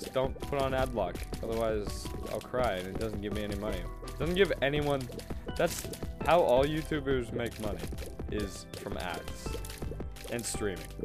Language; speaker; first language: English; native; English